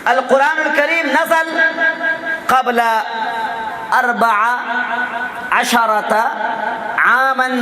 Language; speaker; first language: Arabic; non-native, fluent; Urdu